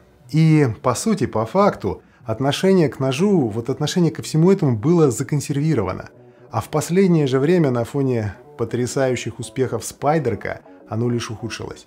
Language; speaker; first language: Russian; native; Russian